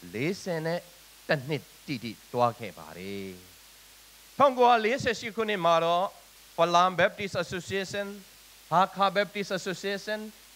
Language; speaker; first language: Burmese; non-native, local second language; Tedim Chin